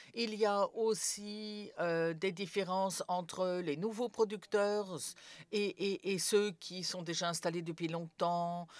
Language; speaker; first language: French; non-native, fluent; Serbian